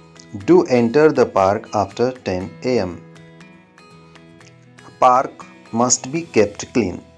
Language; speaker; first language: English; non-native, local second language; Urdu